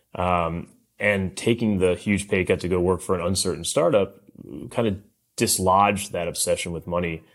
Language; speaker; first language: English; native; English